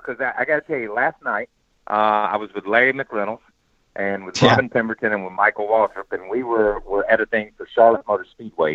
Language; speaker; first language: English; native; English